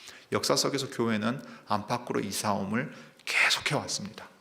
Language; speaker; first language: Korean; native; Korean